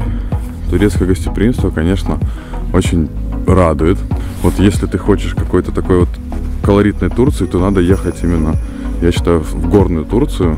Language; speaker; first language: Russian; native; Russian